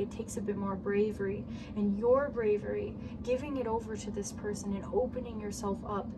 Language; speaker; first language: English; native; English